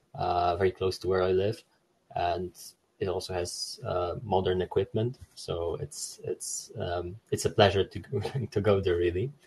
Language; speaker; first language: English; non-native, fluent; Polish